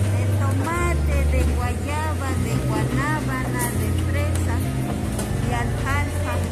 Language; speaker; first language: Spanish; native; Spanish